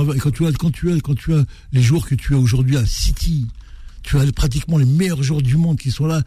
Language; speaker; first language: French; native; French